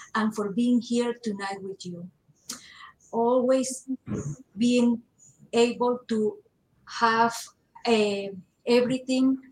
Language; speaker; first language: English; non-native, learner; Spanish